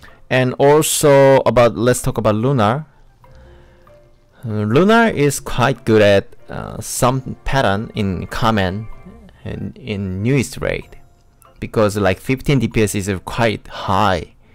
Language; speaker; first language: English; non-native, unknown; Korean